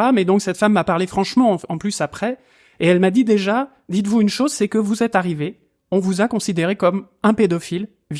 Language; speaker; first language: French; native; French